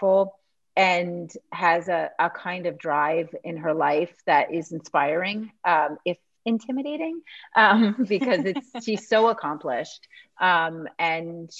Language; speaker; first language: English; native; English